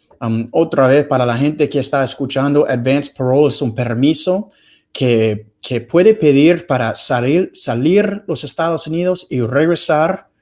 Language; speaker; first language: Spanish; non-native, fluent; English